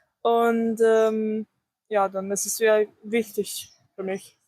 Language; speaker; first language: German; non-native, learner; Croatian